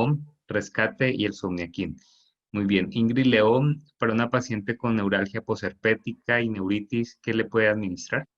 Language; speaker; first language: Spanish; native; Spanish